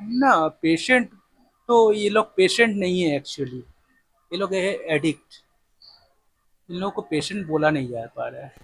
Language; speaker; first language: Hindi; non-native, local second language; Bangla